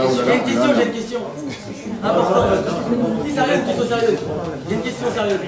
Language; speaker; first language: French; native; French